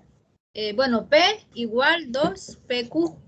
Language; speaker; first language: Spanish; native; Spanish